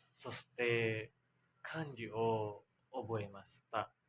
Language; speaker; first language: Japanese; non-native, learner; Indonesian